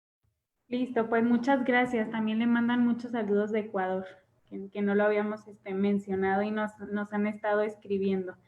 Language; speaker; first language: Spanish; native; Spanish